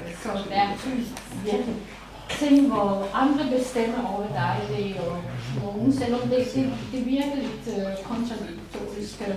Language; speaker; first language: Danish; non-native, fluent; Serbian